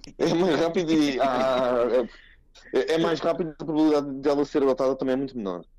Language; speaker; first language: Portuguese; native; Portuguese